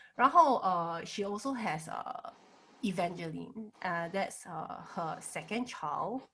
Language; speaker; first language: English; non-native, local second language; Chinese